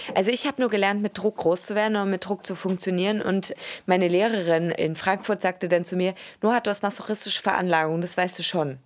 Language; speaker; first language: German; native; German